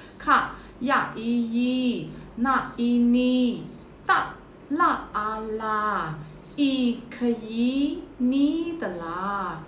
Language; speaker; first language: Chinese; early bilingual, heritage; Chinese